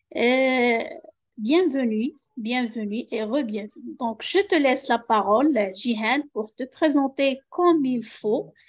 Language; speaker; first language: French; non-native, local second language; Arabic